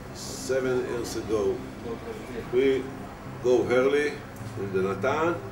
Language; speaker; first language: English; non-native, learner; Hebrew